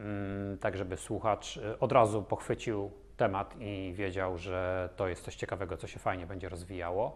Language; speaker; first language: Polish; native; Polish